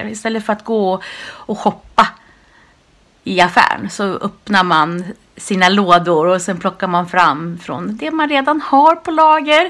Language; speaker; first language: Swedish; native; Swedish